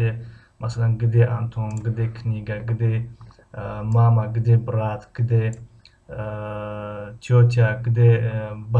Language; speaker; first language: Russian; non-native, fluent; Tajik